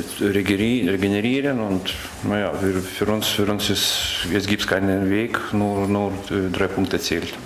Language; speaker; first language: German; non-native, learner; Lithuanian